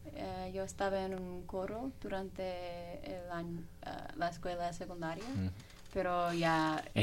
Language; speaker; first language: Spanish; non-native, fluent; English